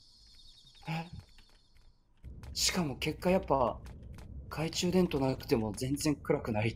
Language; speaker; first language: Japanese; native; Japanese